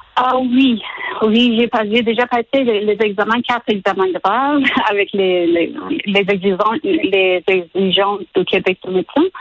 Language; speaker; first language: French; non-native, learner; Persian